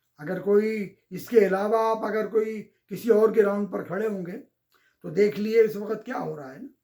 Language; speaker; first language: Urdu; native; Urdu